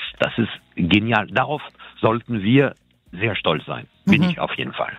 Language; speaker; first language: German; non-native, fluent; French